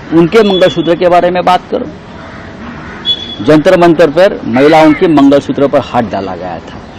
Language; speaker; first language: Hindi; non-native, local second language; Marathi